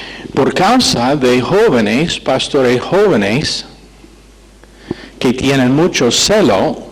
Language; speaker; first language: Spanish; non-native, fluent; English